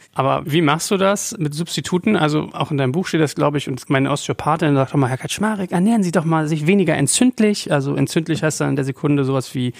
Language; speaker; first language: German; native; German